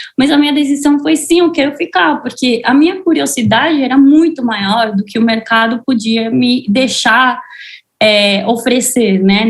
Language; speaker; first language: Portuguese; non-native, fluent; Spanish